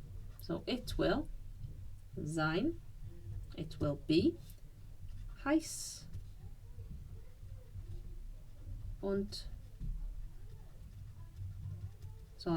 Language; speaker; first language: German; non-native, fluent; English